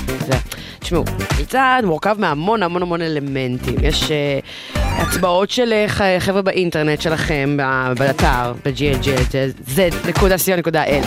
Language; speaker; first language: Hebrew; native; Hebrew